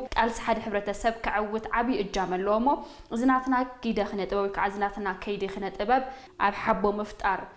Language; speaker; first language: Tigrinya; native; Tigrinya